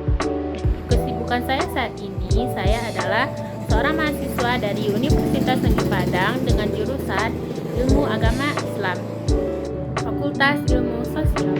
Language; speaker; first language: Indonesian; non-native, local second language; Minangkabau